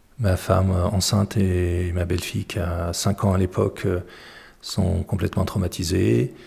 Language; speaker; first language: French; early bilingual, other home language; Arabic